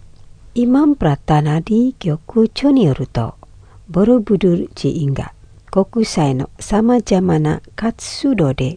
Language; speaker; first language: Japanese; non-native, fluent; Indonesian